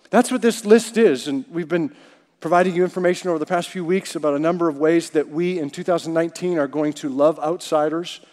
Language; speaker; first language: English; native; English